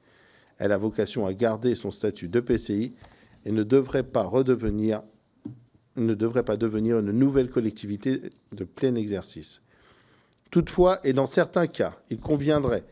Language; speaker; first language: French; native; French